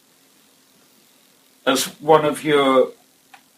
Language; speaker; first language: English; native; English